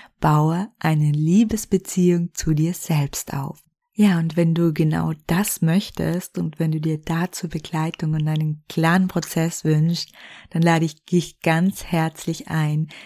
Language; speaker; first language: German; native; German